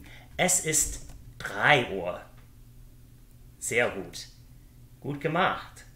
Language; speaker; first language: German; non-native, fluent; English